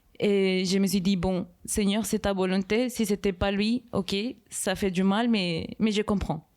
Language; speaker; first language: French; non-native, fluent; Spanish